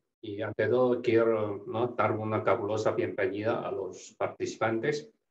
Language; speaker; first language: Spanish; non-native, fluent; Chinese